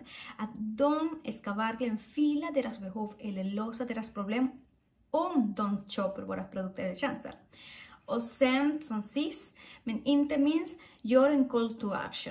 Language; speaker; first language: Swedish; non-native, fluent; Spanish